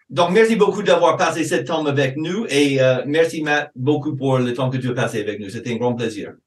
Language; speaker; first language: French; non-native, fluent; English